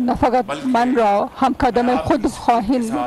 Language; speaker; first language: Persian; non-native, learner; Urdu